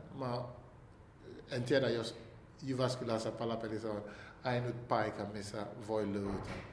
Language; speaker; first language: Finnish; non-native, fluent; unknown